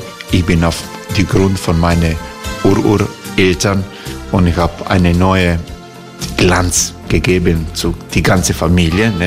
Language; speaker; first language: German; non-native, fluent; Croatian